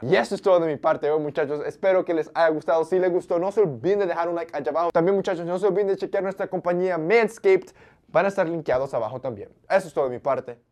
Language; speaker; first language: Spanish; early bilingual, heritage; Spanish